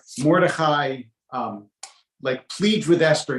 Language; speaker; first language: English; native; English